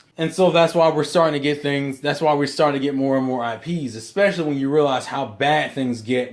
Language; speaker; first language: English; native; English